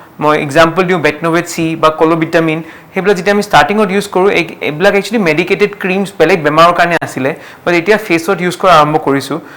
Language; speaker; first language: Assamese; non-native, local second language; Marwari